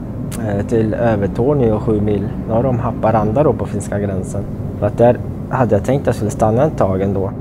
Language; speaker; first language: Swedish; native; Swedish